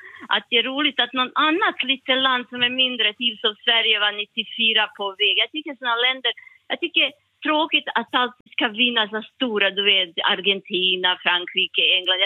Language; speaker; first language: Swedish; non-native, learner; Bosnian